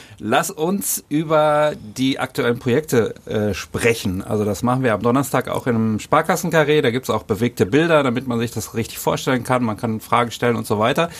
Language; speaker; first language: German; native; German